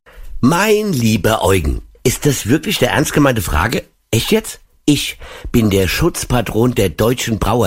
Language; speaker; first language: German; native; German